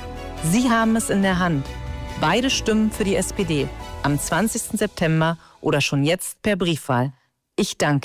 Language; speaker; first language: German; native; German